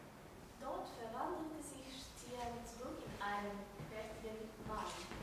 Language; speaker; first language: German; non-native, learner; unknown